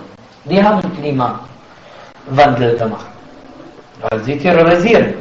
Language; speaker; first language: German; non-native, fluent; Arabic